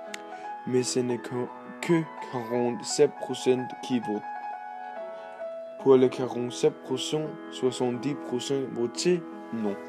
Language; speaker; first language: French; non-native, learner; Danish